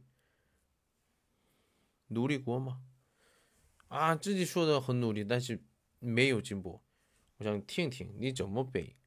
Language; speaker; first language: Chinese; non-native, learner; Korean